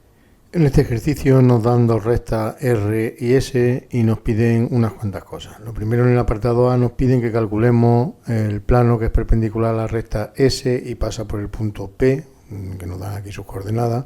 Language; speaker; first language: Spanish; native; Spanish